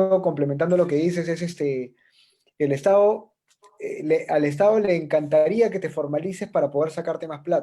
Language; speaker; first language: Spanish; native; Spanish